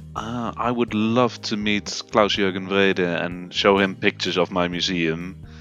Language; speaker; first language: English; non-native, fluent; Dutch